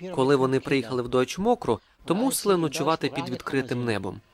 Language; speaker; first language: Ukrainian; non-native, local second language; German